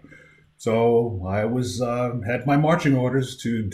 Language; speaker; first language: English; native; English